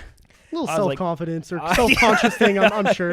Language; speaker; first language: English; native; English